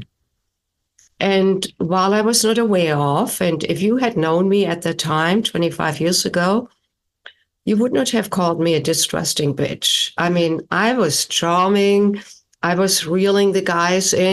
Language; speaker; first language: English; non-native, fluent; German